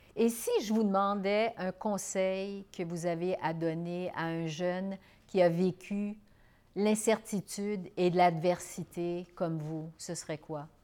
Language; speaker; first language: French; native; French